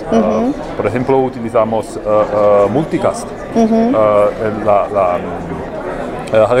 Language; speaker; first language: Spanish; non-native, learner; Italian